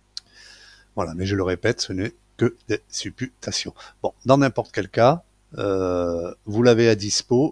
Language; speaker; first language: French; native; French